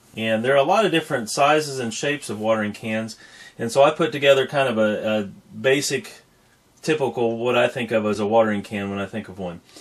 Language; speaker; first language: English; native; English